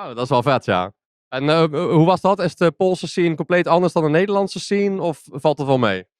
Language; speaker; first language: Dutch; native; Dutch